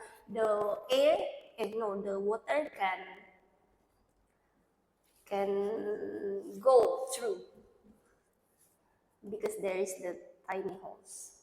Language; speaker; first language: English; non-native, learner; Indonesian